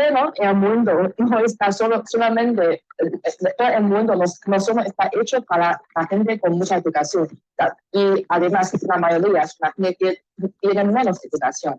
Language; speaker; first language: Spanish; non-native, learner; Chinese